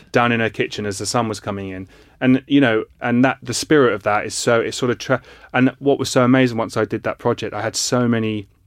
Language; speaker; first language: English; native; English